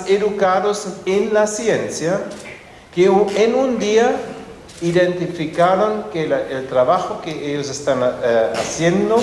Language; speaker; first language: Spanish; non-native, fluent; German